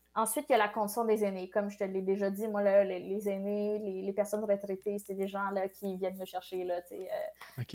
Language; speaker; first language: French; early bilingual, other home language; Tamil